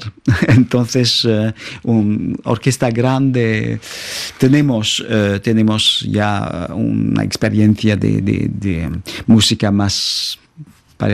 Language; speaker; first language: Spanish; non-native, fluent; French